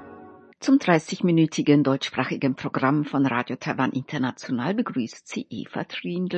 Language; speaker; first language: German; native; German